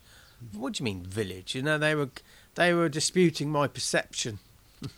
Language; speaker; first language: English; native; English